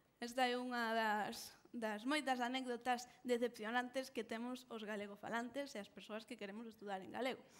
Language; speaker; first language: Galician; non-native, local second language; Spanish